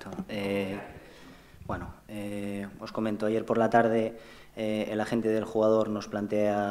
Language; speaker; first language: Spanish; native; Spanish